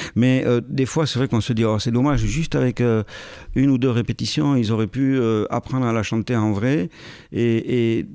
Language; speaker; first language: French; native; French